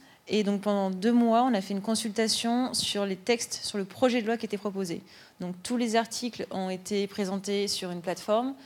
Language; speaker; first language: French; native; French